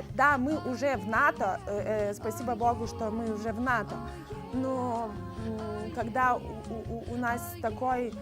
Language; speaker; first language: Russian; non-native, fluent; Lithuanian